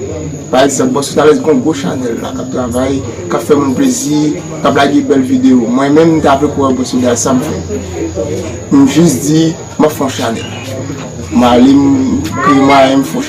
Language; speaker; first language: French; non-native, learner; Haitian Creole